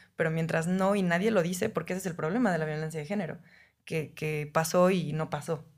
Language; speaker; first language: Spanish; native; Spanish